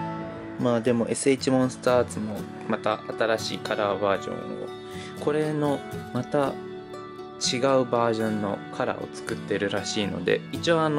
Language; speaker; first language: Japanese; native; Japanese